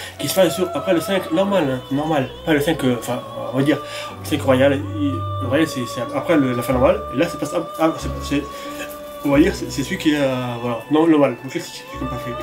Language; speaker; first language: French; native; French